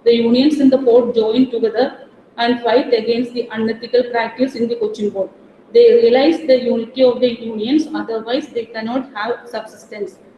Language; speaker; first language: English; non-native, local second language; Malayalam